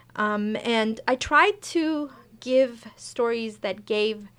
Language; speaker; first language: English; early bilingual, other home language; Persian